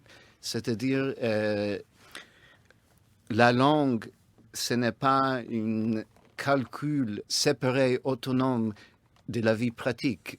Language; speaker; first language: French; non-native, fluent; English